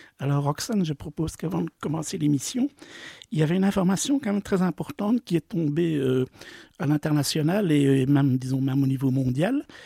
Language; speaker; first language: French; native; French